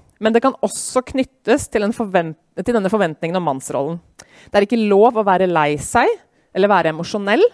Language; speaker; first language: Norwegian; native; Norwegian